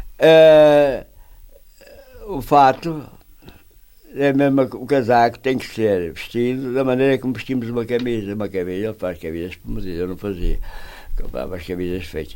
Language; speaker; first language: Portuguese; native; Portuguese